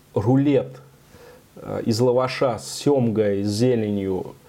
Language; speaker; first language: Russian; native; Russian